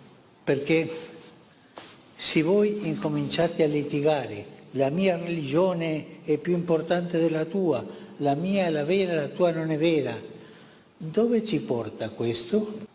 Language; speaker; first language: Italian; non-native, fluent; Spanish